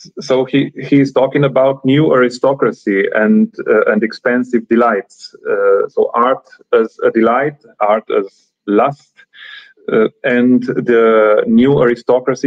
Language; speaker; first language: English; non-native, fluent; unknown